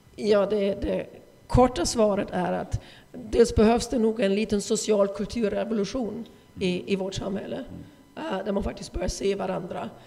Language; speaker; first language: Swedish; non-native, fluent; German